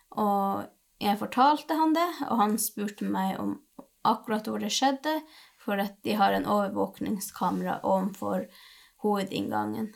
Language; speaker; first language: Norwegian; non-native, local second language; Northern Sami